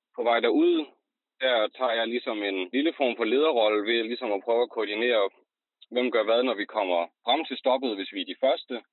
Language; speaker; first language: Danish; native; Danish